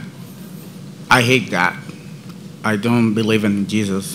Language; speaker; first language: English; non-native, learner; Spanish